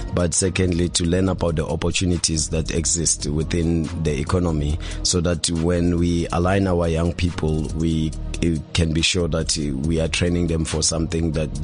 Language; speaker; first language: English; non-native, local second language; Zulu